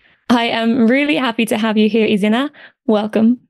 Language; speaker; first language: English; native; English